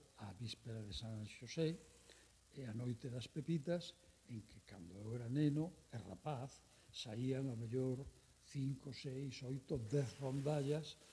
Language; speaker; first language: Galician; native; Galician